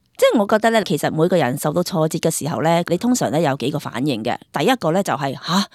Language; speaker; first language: Cantonese; native; Cantonese